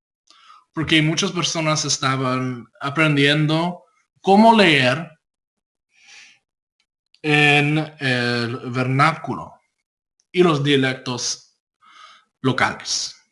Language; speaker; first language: Spanish; non-native, learner; English